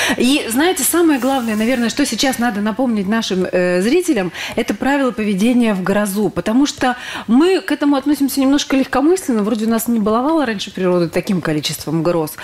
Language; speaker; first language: Russian; native; Russian